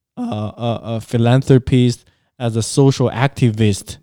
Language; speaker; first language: English; non-native, fluent; Chinese